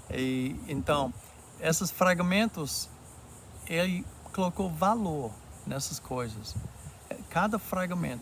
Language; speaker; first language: Portuguese; non-native, fluent; English